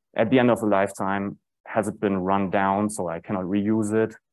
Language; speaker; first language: English; non-native, fluent; German